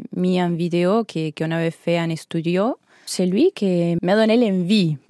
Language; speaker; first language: French; non-native, learner; Spanish